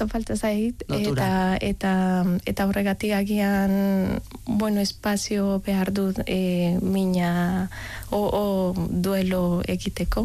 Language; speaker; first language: Basque; non-native, learner; Spanish